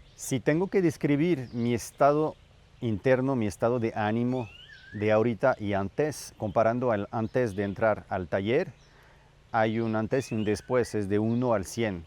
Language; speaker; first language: Spanish; non-native, fluent; French